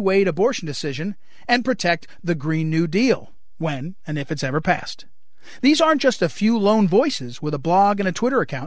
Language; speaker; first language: English; native; English